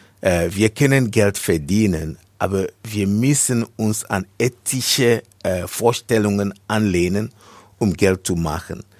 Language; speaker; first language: German; non-native, fluent; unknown